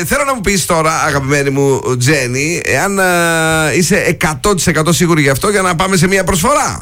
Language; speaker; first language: Greek; native; Greek